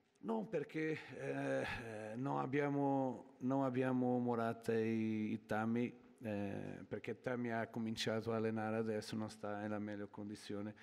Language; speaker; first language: Italian; non-native, learner; Portuguese